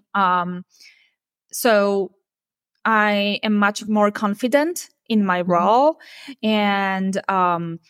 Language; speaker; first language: English; non-native, fluent; Polish